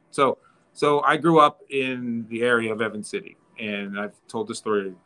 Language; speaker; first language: English; native; English